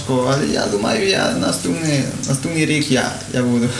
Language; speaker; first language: Ukrainian; non-native, learner; Spanish